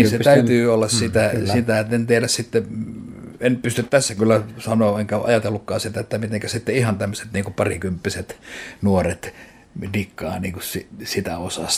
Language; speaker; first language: Finnish; native; Finnish